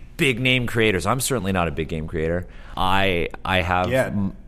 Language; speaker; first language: English; native; English